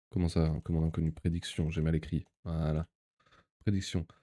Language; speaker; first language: French; native; French